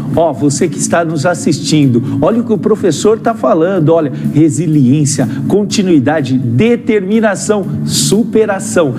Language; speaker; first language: Portuguese; native; Portuguese